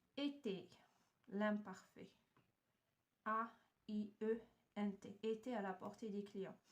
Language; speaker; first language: French; non-native, local second language; Arabic